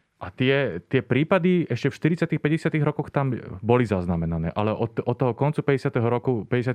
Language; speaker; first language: Slovak; native; Slovak